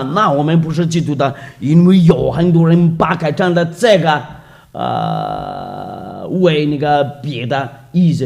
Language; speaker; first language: Chinese; non-native, fluent; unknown